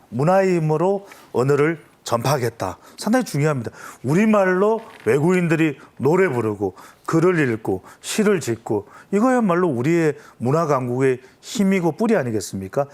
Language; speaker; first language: Korean; native; Korean